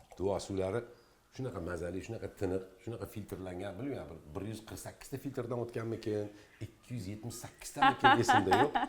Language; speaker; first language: Uzbek; native; Uzbek